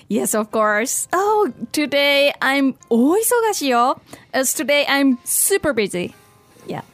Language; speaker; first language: English; non-native, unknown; Japanese